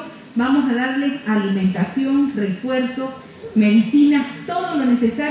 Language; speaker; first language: Spanish; native; Spanish